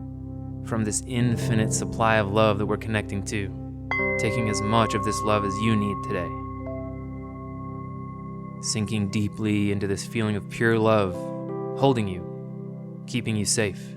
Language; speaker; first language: English; native; English